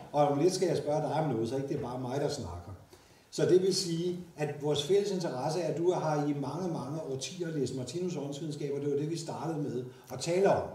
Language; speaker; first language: Danish; native; Danish